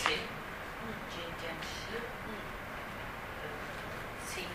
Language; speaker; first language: Chinese; non-native, learner; Italian